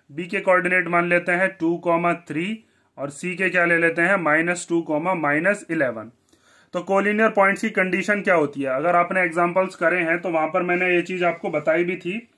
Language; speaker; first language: Hindi; native; Hindi